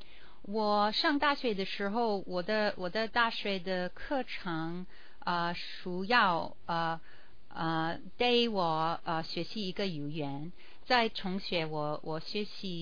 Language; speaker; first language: Chinese; non-native, learner; English